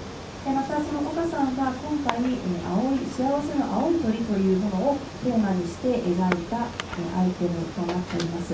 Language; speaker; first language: Japanese; native; Japanese